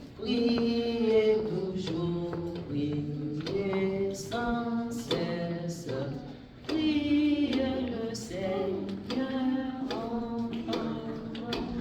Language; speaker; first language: French; non-native, local second language; Lingala